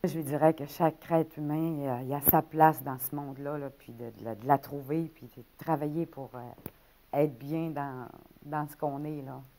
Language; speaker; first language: French; native; French